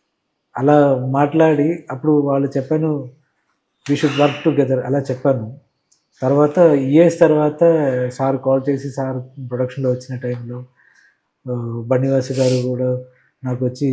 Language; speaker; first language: Telugu; non-native, learner; Malayalam